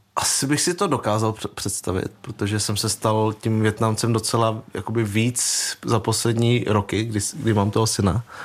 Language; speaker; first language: Czech; early bilingual, other home language; Vietnamese